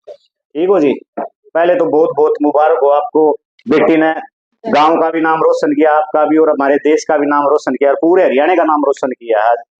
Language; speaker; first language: Hindi; native; Hindi